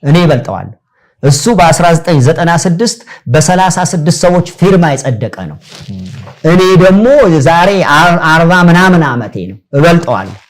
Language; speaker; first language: Amharic; non-native, local second language; Sebat Bet Gurage